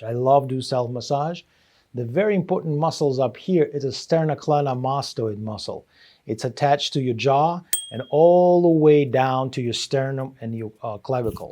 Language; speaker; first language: English; non-native, fluent; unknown